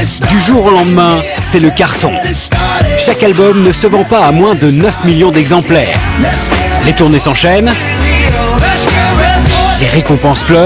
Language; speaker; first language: French; native; French